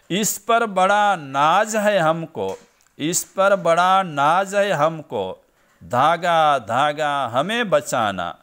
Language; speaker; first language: Hindi; non-native, local second language; Gujarati